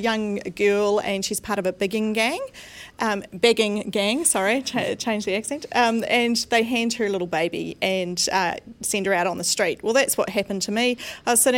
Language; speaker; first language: English; native; English